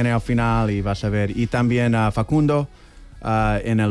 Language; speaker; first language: Spanish; non-native, learner; English